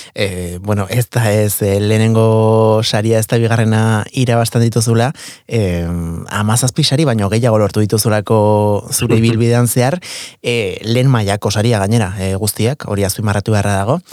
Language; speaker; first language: Basque; native; Basque